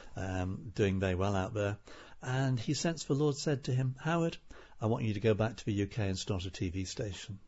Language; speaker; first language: English; native; English